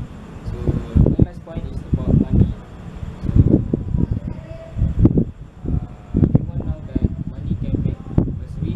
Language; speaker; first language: English; non-native, learner; Malay